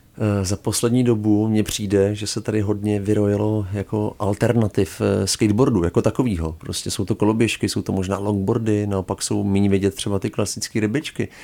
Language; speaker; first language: Czech; native; Czech